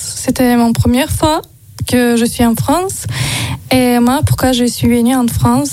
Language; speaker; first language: French; non-native, learner; Azerbaijani